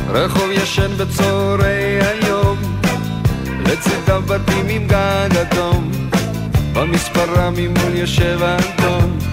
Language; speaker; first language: Hebrew; native; Hebrew